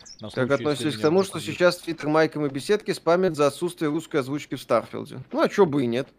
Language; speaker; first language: Russian; native; Russian